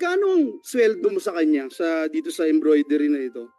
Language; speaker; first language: Filipino; native; Filipino